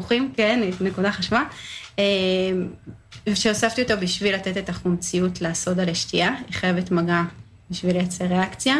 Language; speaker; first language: Hebrew; native; Hebrew